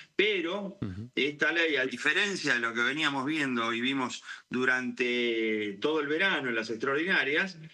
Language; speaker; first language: Spanish; native; Spanish